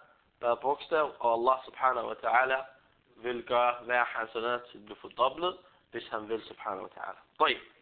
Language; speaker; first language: Danish; early bilingual, other home language; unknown